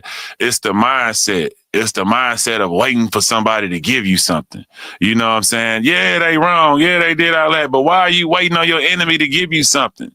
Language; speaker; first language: English; native; English